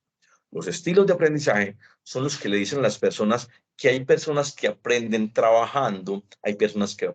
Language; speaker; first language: Spanish; native; Spanish